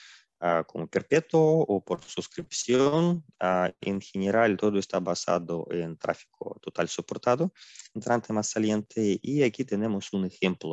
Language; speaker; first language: Spanish; non-native, fluent; Russian